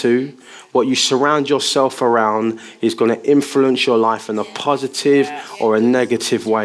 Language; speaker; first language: English; native; English